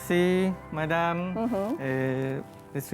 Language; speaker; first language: French; non-native, fluent; Malay